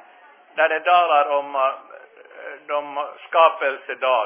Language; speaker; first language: Swedish; non-native, fluent; Finnish